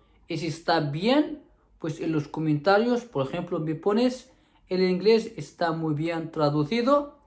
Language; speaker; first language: Spanish; non-native, fluent; Arabic